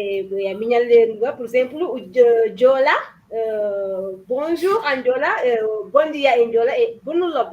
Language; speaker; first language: Portuguese; non-native, learner; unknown